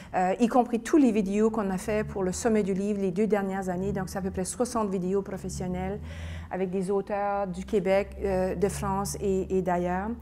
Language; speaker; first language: French; native; French